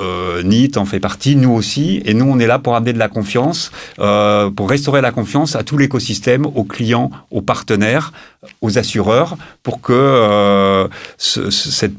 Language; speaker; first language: French; native; French